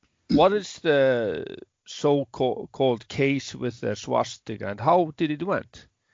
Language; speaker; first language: English; non-native, learner; Icelandic